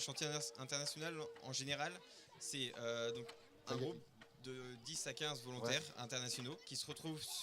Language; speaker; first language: French; native; French